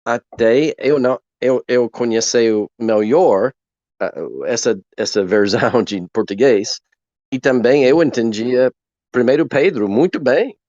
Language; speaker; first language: Portuguese; non-native, learner; English